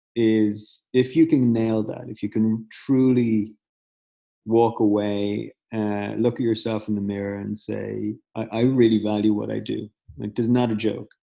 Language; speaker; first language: English; native; English